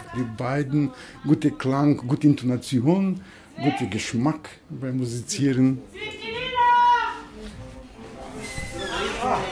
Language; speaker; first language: German; non-native, fluent; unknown